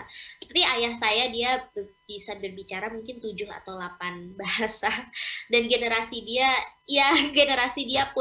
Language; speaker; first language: Indonesian; early bilingual, heritage; English